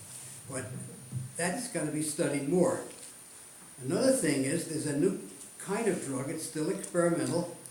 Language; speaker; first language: English; native; English